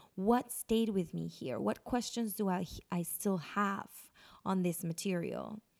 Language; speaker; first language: English; non-native, fluent; Spanish